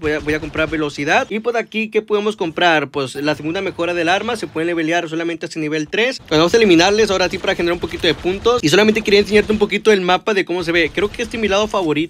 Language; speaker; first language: Spanish; native; Spanish